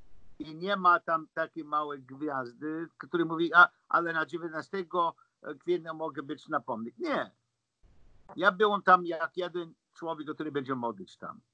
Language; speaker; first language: Polish; non-native, learner; English